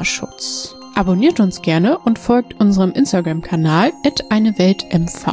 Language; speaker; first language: German; native; German